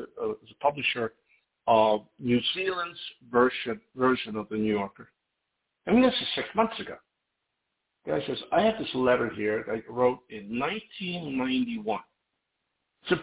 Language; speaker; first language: English; non-native, fluent; Hungarian